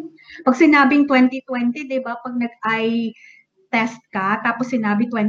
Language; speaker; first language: English; non-native, local second language; Bikol